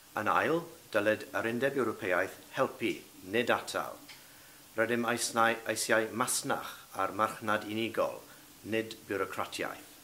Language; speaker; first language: Welsh; non-native, local second language; English